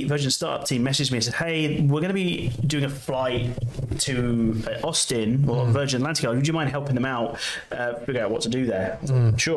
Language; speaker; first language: English; native; English